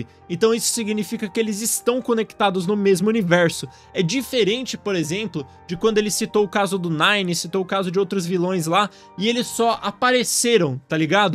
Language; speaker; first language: Portuguese; native; Portuguese